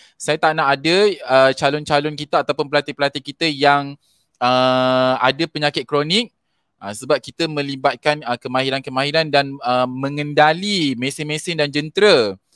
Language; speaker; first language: Malay; native; Malay